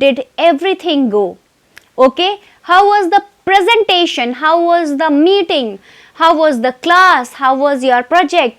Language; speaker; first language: English; non-native, fluent; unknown